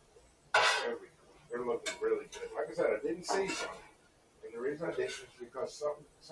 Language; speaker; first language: English; native; English